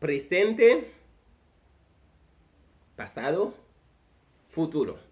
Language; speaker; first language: Spanish; non-native, fluent; Haitian Creole